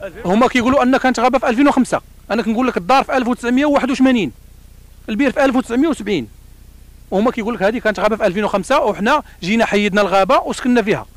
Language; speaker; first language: Arabic; native; Arabic